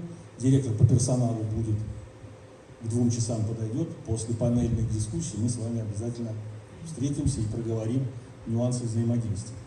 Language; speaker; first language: Russian; native; Russian